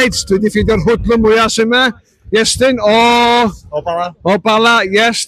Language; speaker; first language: Welsh; native; Welsh